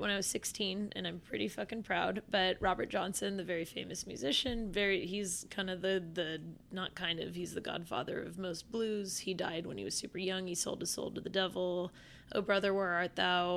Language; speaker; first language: English; native; English